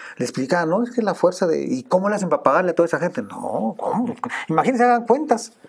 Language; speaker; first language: Spanish; native; Spanish